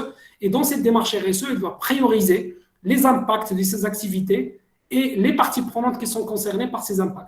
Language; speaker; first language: French; non-native, local second language; Arabic